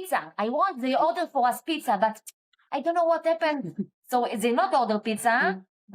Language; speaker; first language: English; non-native, learner; Hebrew